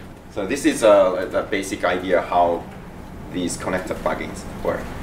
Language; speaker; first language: English; non-native, fluent; Japanese